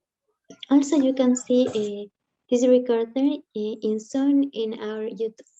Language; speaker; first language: English; non-native, learner; Spanish